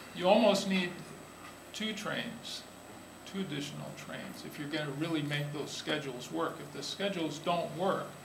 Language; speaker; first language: English; native; English